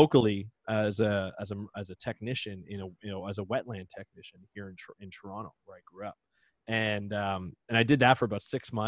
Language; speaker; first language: English; native; English